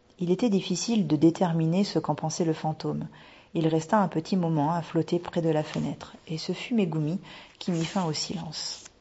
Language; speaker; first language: French; native; French